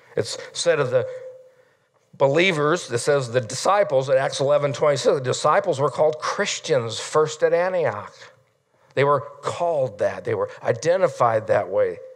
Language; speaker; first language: English; native; English